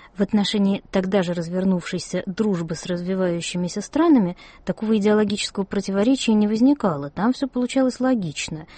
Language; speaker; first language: Russian; native; Russian